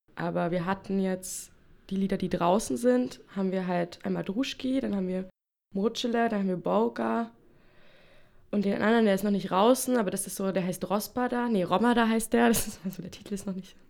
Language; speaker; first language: German; non-native, local second language; Upper Sorbian